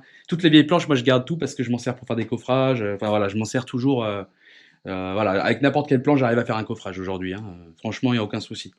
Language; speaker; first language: French; native; French